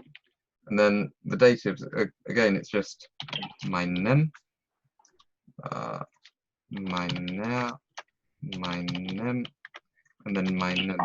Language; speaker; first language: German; non-native, fluent; English